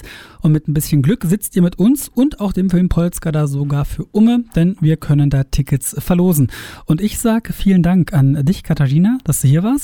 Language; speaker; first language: German; native; German